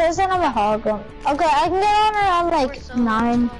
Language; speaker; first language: English; native; English